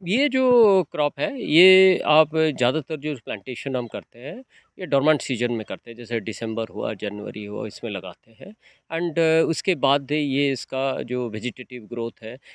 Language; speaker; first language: Hindi; non-native, local second language; Odia